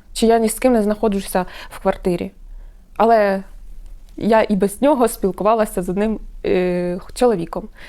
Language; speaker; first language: Ukrainian; non-native, local second language; Russian